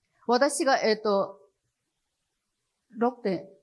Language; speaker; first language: Japanese; non-native, fluent; Chinese